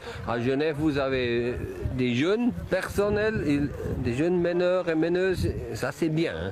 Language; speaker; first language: French; non-native, local second language; German